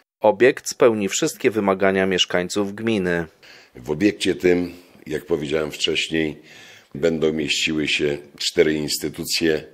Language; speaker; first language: Polish; native; Polish